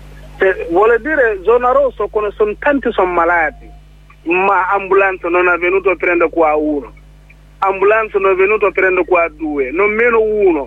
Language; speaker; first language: Italian; non-native, learner; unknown